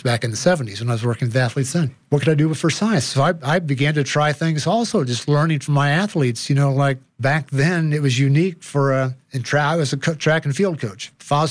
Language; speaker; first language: English; native; English